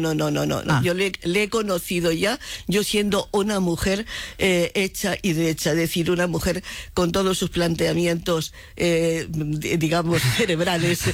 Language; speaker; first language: Spanish; native; Spanish